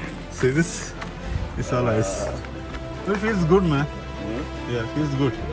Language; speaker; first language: English; non-native, local second language; Malayalam